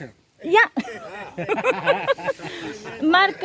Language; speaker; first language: Dutch; non-native, learner; Hindi